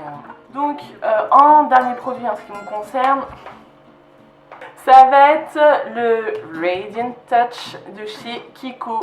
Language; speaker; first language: French; native; French